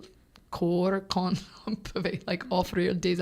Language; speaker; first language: French; non-native, fluent; English